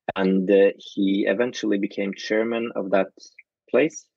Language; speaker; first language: English; non-native, fluent; Norwegian